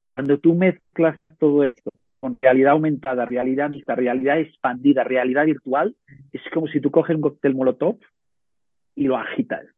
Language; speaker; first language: Spanish; native; Spanish